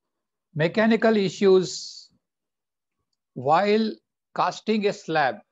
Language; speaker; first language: English; non-native, local second language; Bangla